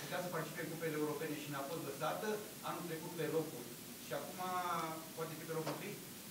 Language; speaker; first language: Romanian; native; Romanian